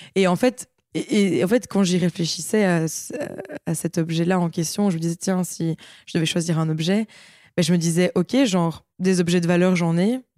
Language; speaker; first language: French; native; French